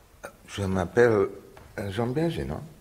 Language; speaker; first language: French; non-native, fluent; English